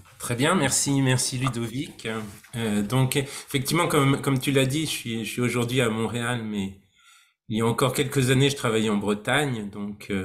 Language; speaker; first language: French; native; French